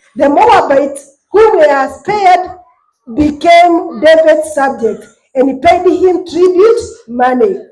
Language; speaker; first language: English; non-native, local second language; Swahili